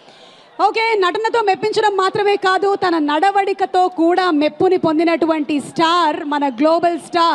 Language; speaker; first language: Telugu; native; Telugu